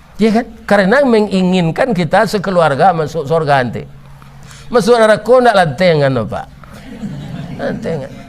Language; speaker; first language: Malay; non-native, local second language; Minangkabau